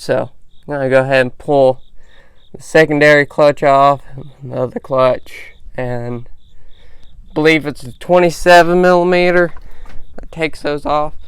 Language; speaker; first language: English; native; English